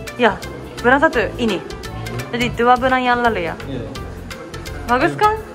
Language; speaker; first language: Indonesian; non-native, learner; Japanese